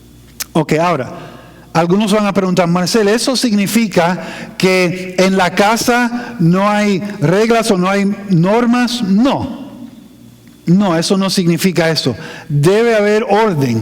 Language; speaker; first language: Spanish; non-native, fluent; English